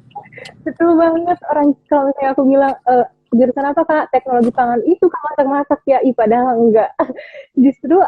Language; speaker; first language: Indonesian; native; Indonesian